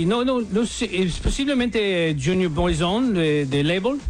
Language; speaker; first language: Spanish; non-native, learner; English